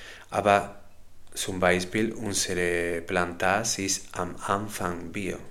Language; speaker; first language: German; non-native, learner; Spanish